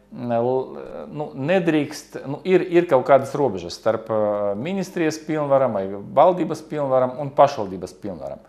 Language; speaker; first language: Latvian; native; Latvian